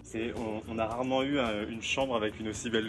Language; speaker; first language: French; native; French